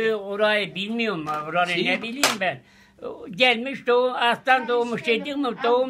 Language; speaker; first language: Turkish; native; Turkish